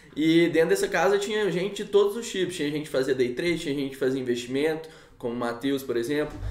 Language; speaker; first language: Portuguese; native; Portuguese